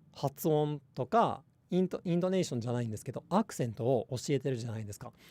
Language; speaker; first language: Japanese; non-native, fluent; English